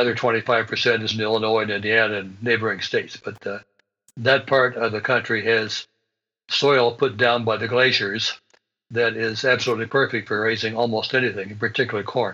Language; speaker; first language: English; native; English